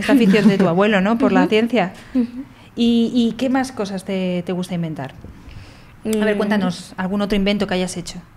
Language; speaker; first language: Spanish; native; Spanish